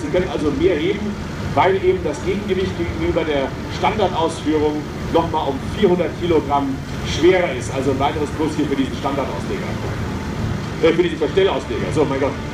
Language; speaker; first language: German; native; German